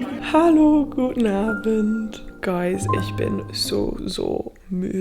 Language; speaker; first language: German; non-native, learner; English